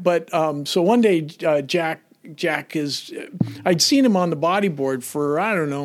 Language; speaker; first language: English; native; English